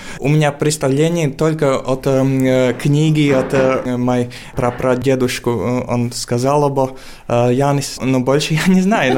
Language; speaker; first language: Russian; non-native, learner; Latvian